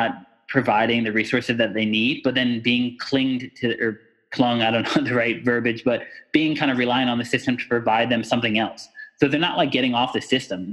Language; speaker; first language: English; native; English